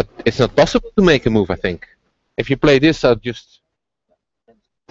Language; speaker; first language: English; non-native, fluent; Dutch